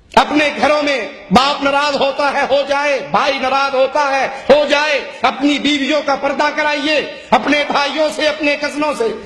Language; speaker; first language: Urdu; non-native, local second language; Punjabi